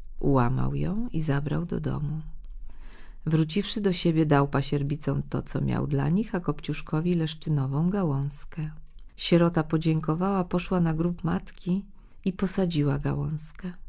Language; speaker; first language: Polish; native; Polish